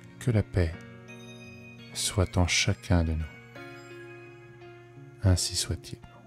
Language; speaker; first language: French; native; French